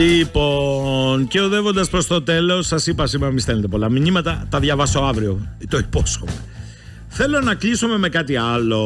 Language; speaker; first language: Greek; native; Greek